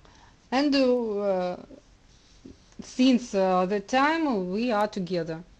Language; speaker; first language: English; non-native, learner; Russian